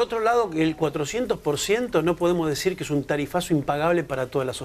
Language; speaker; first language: Spanish; native; Spanish